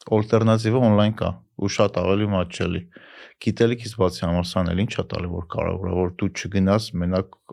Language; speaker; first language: Armenian; native; Armenian